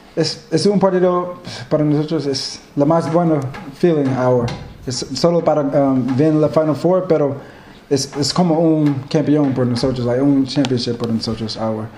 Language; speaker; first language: Spanish; non-native, learner; English